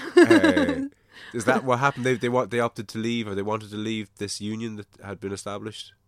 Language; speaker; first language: English; native; English